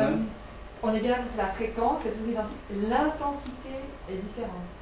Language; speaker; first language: French; native; French